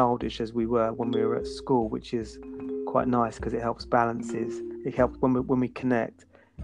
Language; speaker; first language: English; native; English